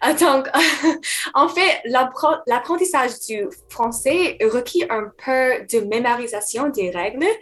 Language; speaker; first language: French; non-native, fluent; English